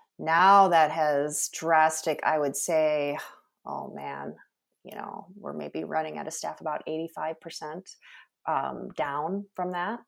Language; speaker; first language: English; early bilingual, other home language; Korean